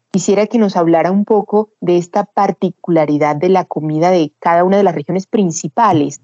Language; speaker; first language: Spanish; native; Spanish